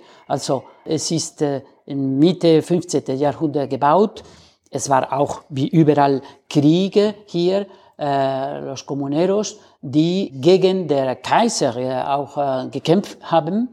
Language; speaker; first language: German; non-native, fluent; Spanish